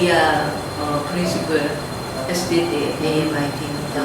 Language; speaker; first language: Indonesian; non-native, learner; Korean